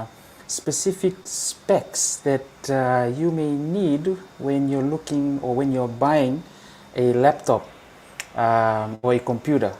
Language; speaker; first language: English; non-native, local second language; Fijian